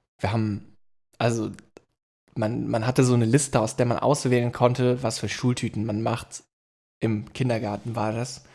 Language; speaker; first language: German; native; German